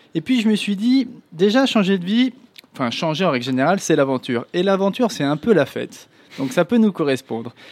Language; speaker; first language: French; native; French